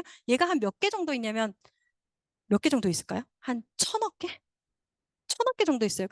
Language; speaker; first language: Korean; native; Korean